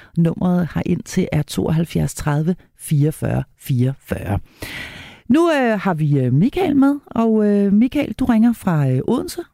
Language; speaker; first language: Danish; native; Danish